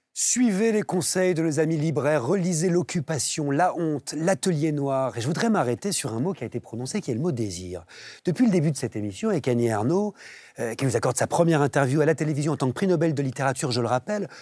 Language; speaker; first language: French; native; French